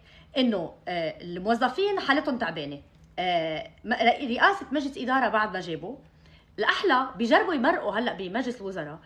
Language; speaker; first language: Arabic; native; Arabic